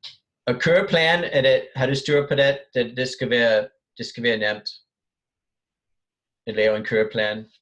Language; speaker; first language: Danish; non-native, fluent; English